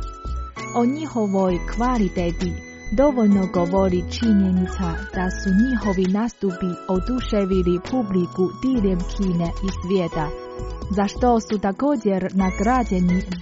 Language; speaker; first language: Croatian; native; Croatian